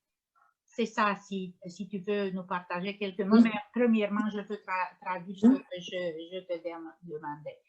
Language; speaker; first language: French; non-native, learner; Romanian